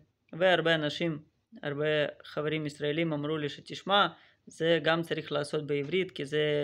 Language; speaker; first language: Hebrew; non-native, fluent; Russian